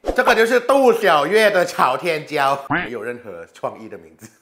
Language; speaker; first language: Chinese; non-native, fluent; Thai